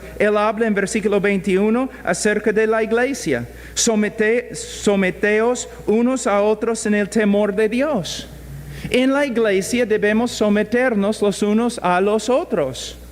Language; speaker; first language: Spanish; non-native, fluent; English